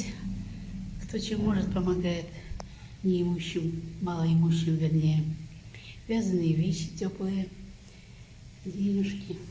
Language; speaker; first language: Russian; native; Russian